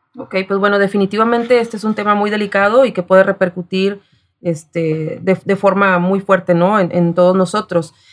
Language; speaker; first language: Spanish; native; Spanish